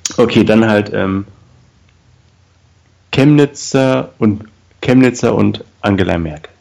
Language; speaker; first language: German; native; German